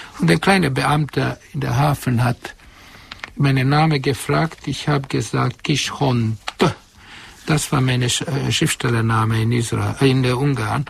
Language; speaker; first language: German; non-native, fluent; Hungarian